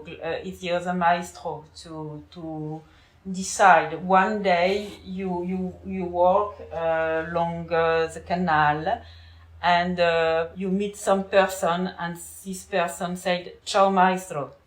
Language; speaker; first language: English; non-native, learner; French